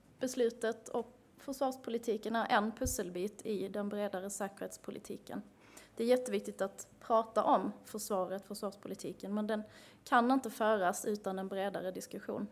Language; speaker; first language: Swedish; native; Swedish